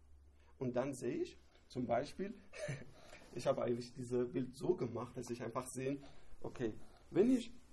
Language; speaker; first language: German; non-native, learner; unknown